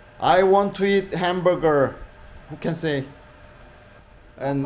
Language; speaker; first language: English; non-native, learner; Korean